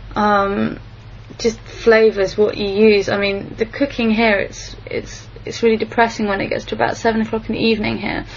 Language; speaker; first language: English; native; English